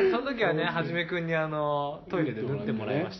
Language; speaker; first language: Japanese; native; Japanese